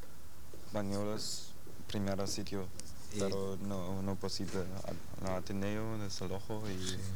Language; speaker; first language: Spanish; non-native, learner; German